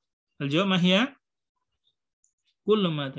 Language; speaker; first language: Arabic; non-native, fluent; Indonesian